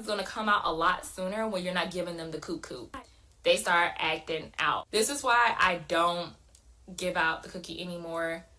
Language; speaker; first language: English; native; English